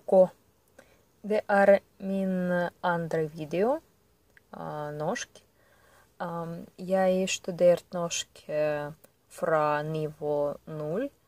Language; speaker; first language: Norwegian; non-native, learner; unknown